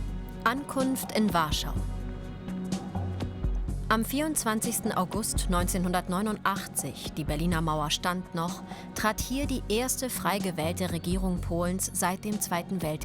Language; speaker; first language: German; native; German